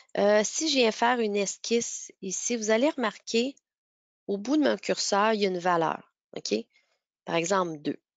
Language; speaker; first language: French; native; French